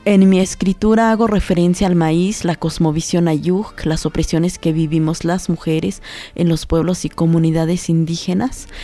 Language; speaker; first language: Spanish; non-native, local second language; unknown